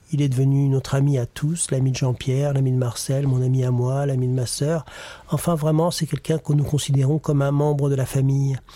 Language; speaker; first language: French; native; French